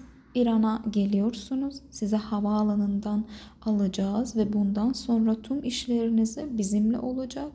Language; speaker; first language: Turkish; non-native, fluent; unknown